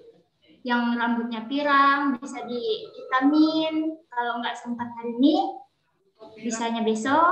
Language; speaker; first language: Indonesian; native; Indonesian